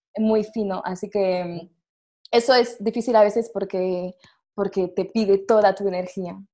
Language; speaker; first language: Spanish; non-native, fluent; French